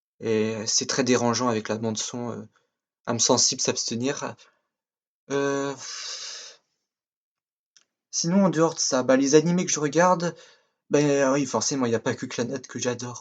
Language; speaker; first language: French; native; French